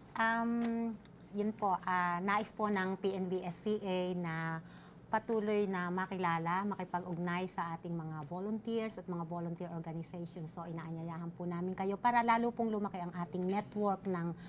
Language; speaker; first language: Filipino; native; Filipino